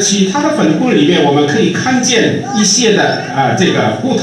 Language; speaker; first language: Chinese; early bilingual, heritage; Chinese